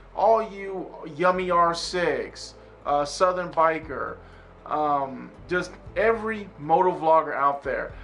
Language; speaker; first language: English; native; English